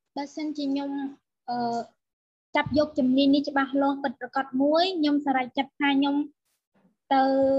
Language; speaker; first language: Khmer; non-native, local second language; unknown